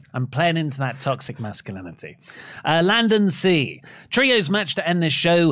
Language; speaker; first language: English; native; English